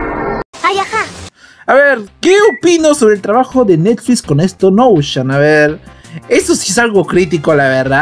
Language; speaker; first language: Spanish; native; Spanish